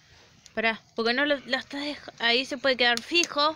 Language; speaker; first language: Spanish; native; Spanish